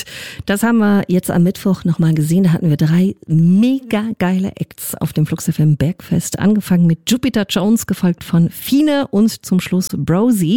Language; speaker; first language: German; native; German